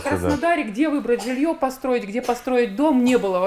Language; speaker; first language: Russian; native; Russian